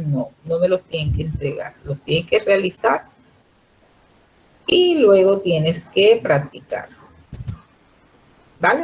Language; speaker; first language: Spanish; native; Spanish